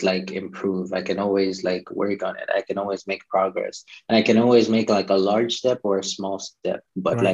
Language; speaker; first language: English; non-native, local second language; Shona